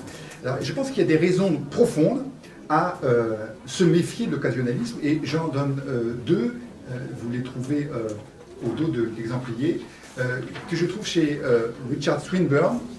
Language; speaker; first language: French; native; French